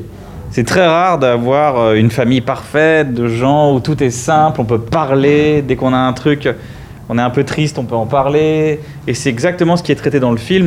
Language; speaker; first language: French; native; French